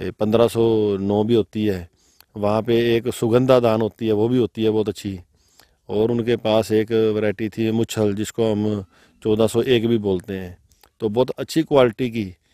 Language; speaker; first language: Hindi; non-native, local second language; Punjabi